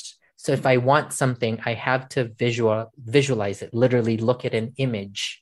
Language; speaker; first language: English; native; English